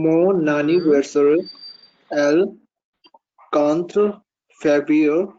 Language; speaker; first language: French; non-native, learner; Hindi